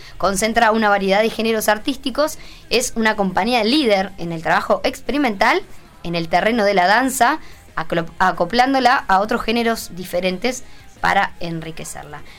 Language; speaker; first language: Spanish; native; Spanish